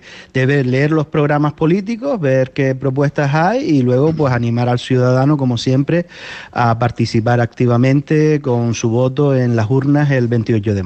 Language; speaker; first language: Spanish; native; Spanish